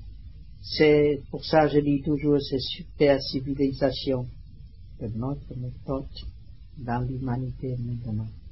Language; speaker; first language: French; non-native, learner; Vietnamese